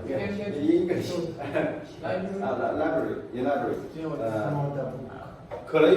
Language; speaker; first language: English; non-native, fluent; Chinese